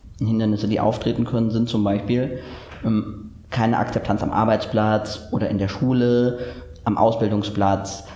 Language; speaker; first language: German; native; German